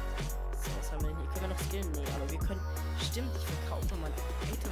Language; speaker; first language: German; native; German